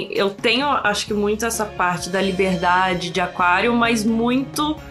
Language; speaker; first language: Portuguese; native; Portuguese